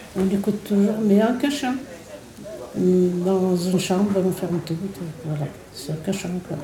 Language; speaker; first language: French; non-native, local second language; Kabyle